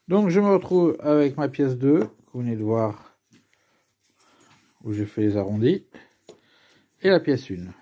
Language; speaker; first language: French; native; French